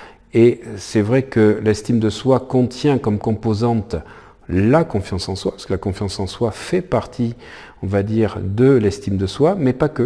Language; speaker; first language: French; native; French